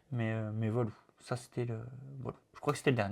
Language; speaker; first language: French; native; French